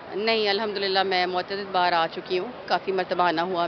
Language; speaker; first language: Urdu; native; Urdu